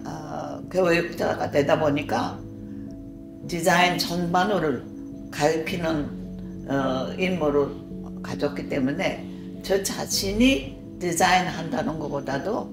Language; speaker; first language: Korean; early bilingual, heritage; Korean